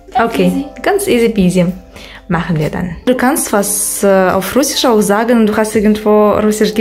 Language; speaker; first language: German; non-native, fluent; Russian